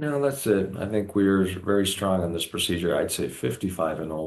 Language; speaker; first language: English; native; English